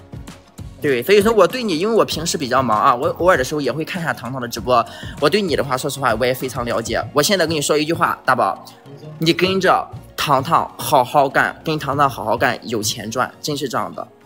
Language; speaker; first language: Chinese; native; Chinese